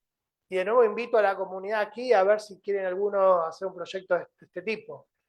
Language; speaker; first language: Spanish; native; Spanish